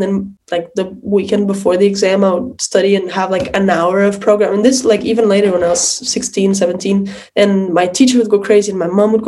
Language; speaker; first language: English; non-native, fluent; Portuguese